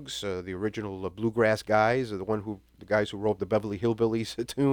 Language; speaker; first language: English; native; English